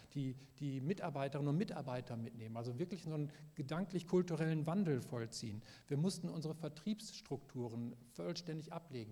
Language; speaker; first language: German; native; German